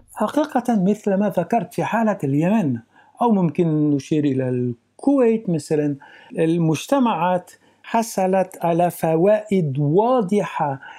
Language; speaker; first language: Arabic; non-native, fluent; French